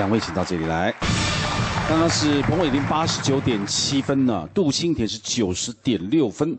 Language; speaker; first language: Chinese; native; Chinese